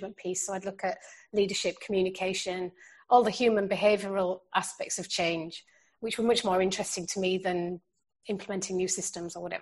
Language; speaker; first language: English; native; English